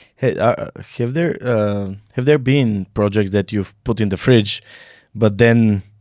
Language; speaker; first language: English; non-native, fluent; Bulgarian